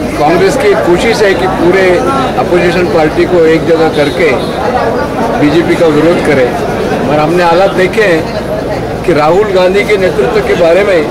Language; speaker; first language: Hindi; non-native, local second language; Marathi